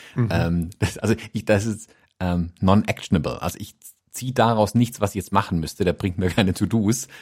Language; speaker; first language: German; non-native, fluent; English